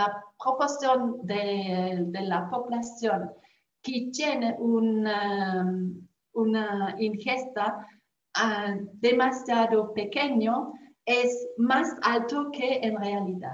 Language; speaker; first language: Spanish; non-native, fluent; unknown